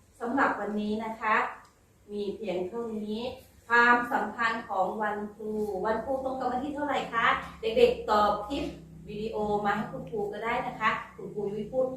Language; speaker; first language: Thai; native; Thai